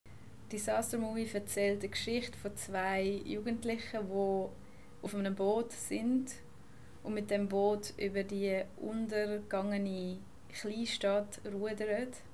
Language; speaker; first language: German; native; German